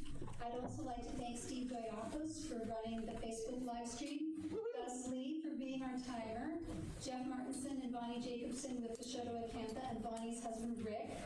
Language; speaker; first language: English; native; English